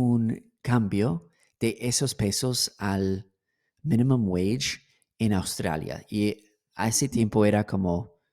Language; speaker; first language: Spanish; non-native, fluent; English